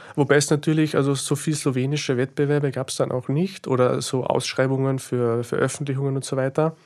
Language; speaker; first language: German; native; German